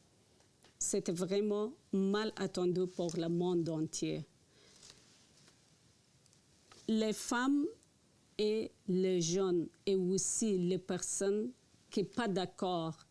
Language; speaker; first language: French; non-native, learner; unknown